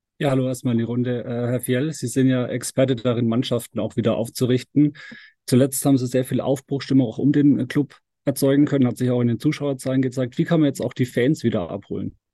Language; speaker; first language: German; native; German